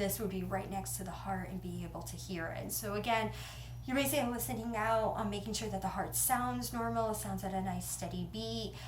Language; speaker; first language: English; native; English